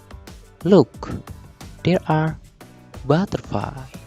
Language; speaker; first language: English; non-native, learner; Indonesian